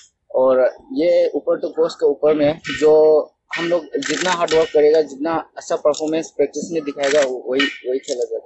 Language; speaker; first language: Hindi; non-native, local second language; Manipuri